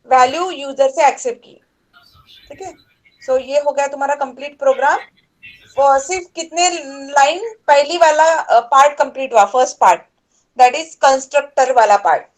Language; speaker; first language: Hindi; non-native, local second language; Marathi